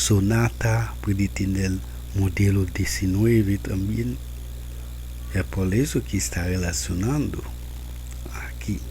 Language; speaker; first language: Spanish; non-native, learner; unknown